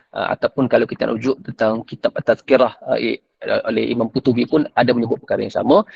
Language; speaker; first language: Malay; native; Malay